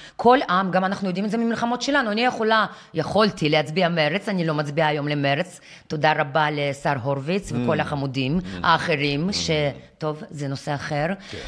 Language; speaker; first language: Hebrew; non-native, fluent; Ukrainian